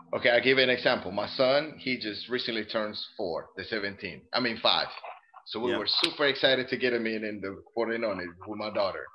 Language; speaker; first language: English; non-native, fluent; Spanish